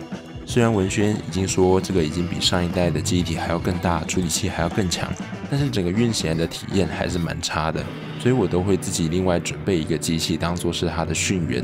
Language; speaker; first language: Chinese; native; Chinese